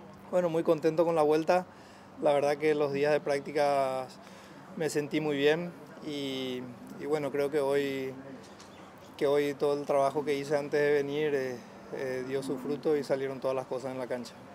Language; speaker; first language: Spanish; native; Spanish